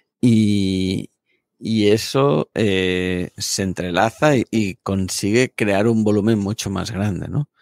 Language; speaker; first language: Spanish; native; Spanish